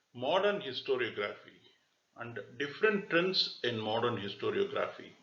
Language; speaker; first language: English; non-native, local second language; Tamil